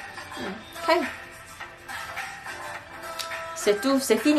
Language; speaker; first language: French; non-native, learner; Korean